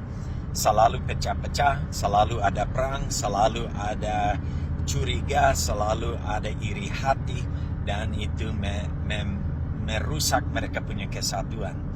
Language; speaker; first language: Indonesian; non-native, fluent; English